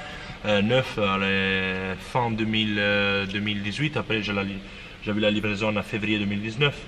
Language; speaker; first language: French; non-native, fluent; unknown